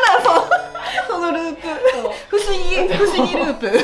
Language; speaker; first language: Japanese; native; Japanese